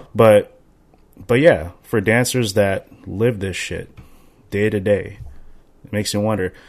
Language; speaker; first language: English; native; English